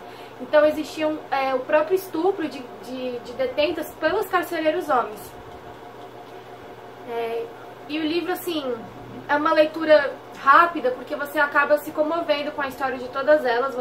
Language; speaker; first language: Portuguese; native; Portuguese